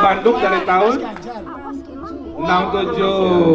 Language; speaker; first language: Indonesian; non-native, local second language; Sundanese